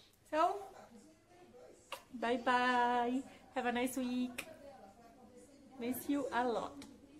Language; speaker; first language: English; non-native, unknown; Portuguese